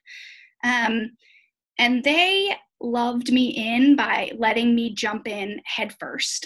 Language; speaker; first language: English; native; English